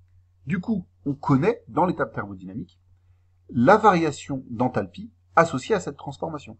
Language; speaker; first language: French; native; French